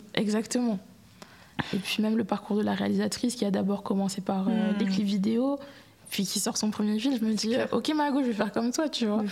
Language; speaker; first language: French; native; French